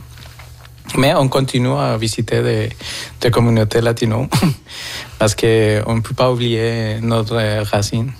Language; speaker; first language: French; non-native, fluent; Spanish